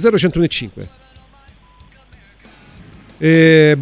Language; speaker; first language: Italian; native; Italian